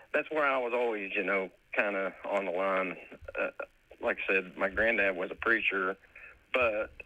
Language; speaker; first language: English; native; English